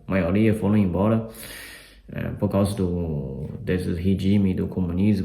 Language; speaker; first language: Portuguese; non-native, fluent; Chinese